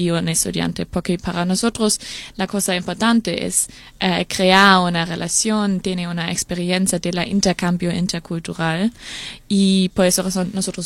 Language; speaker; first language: Spanish; non-native, learner; German